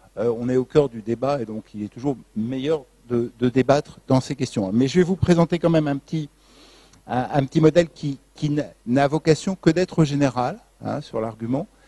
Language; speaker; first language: French; native; French